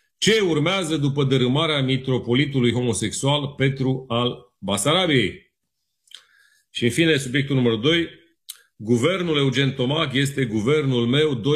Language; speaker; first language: Romanian; native; Romanian